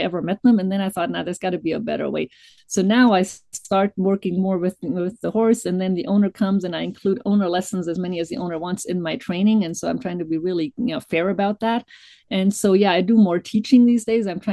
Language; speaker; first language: English; non-native, fluent; German